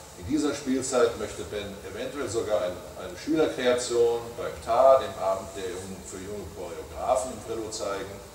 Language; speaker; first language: German; native; German